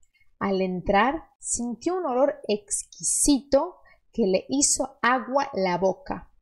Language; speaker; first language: Spanish; non-native, fluent; Portuguese